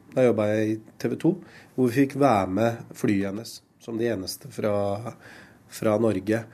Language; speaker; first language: Norwegian; early bilingual, other home language; Urdu